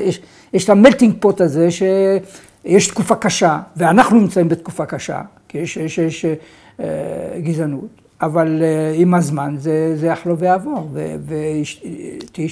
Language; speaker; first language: Hebrew; non-native, fluent; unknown